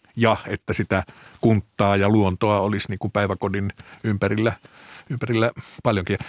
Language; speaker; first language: Finnish; native; Finnish